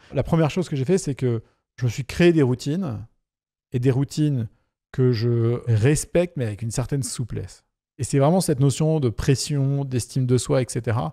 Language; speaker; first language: French; native; French